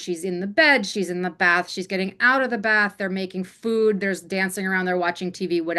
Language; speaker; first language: English; native; English